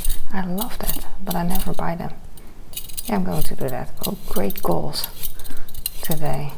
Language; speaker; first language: English; non-native, fluent; Dutch